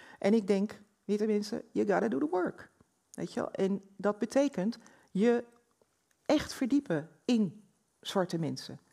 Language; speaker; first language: Dutch; native; Dutch